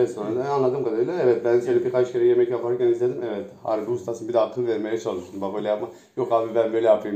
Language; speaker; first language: Turkish; native; Turkish